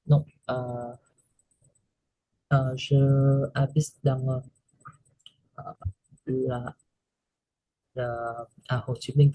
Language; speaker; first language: French; non-native, learner; Vietnamese